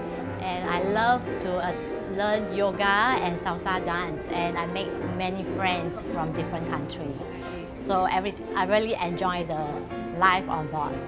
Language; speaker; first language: English; non-native, fluent; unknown